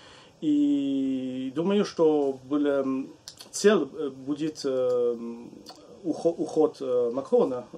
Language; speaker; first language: Russian; non-native, learner; French